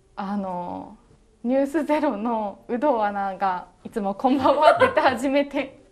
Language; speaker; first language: Japanese; native; Japanese